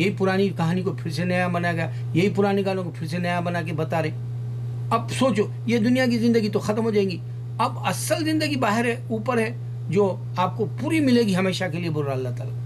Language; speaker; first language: Urdu; native; Urdu